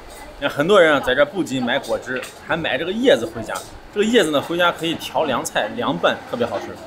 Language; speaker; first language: Chinese; native; Chinese